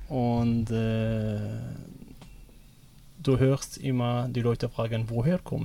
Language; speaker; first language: German; non-native, learner; Arabic